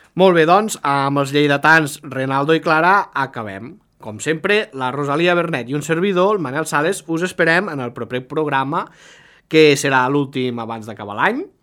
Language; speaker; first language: Catalan; native; Catalan